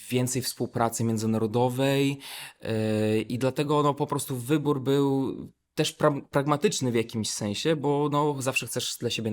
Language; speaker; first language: Polish; non-native, fluent; Belarusian